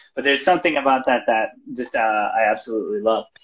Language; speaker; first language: English; native; English